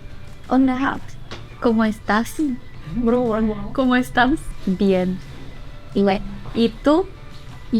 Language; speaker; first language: Spanish; non-native, learner; Korean